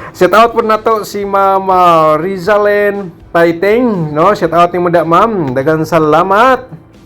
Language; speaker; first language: Filipino; non-native, local second language; Cebuano